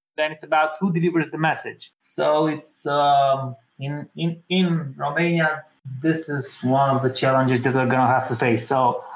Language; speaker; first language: English; non-native, fluent; Romanian